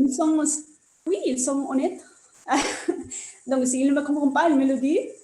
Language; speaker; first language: French; non-native, learner; Spanish